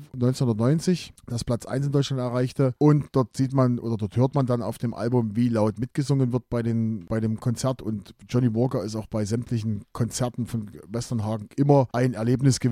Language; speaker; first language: German; native; German